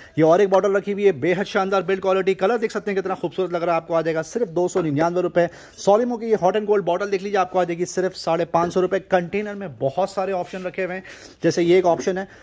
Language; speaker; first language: Hindi; native; Hindi